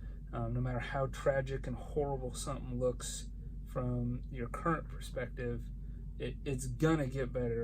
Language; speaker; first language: English; native; English